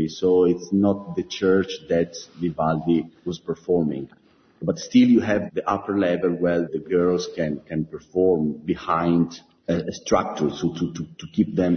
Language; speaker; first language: English; non-native, fluent; Italian